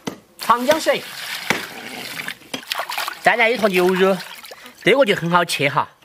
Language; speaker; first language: Chinese; native; Chinese